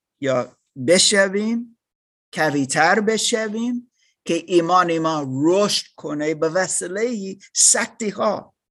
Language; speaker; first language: Persian; non-native, learner; English